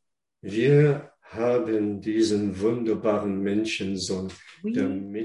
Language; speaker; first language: German; non-native, fluent; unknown